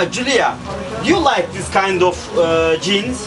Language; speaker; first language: English; non-native, learner; Turkish